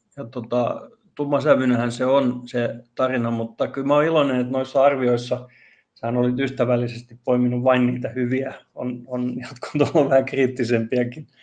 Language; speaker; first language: Finnish; non-native, local second language; Swedish